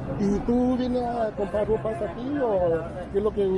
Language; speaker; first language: Spanish; non-native, learner; English